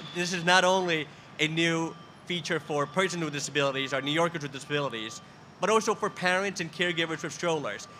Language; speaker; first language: English; early bilingual, other home language; Spanish